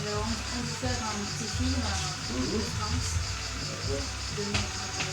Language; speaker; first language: French; non-native, learner; Russian